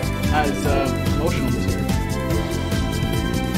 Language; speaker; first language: English; native; English